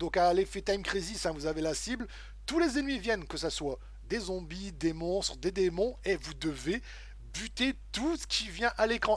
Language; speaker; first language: French; native; French